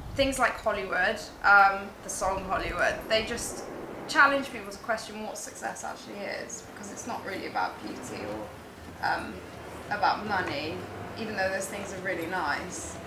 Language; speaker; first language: English; native; English